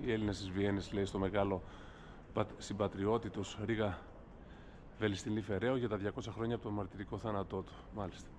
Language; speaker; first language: Greek; native; Greek